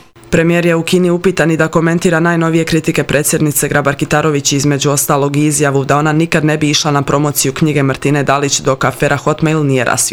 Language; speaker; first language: Croatian; native; Croatian